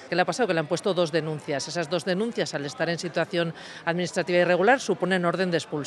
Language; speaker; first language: Spanish; native; Spanish